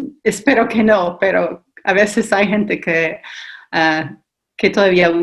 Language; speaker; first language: Spanish; non-native, fluent; English